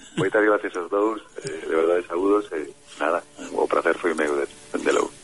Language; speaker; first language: Galician; native; Galician